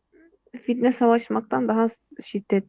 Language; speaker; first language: Turkish; native; Turkish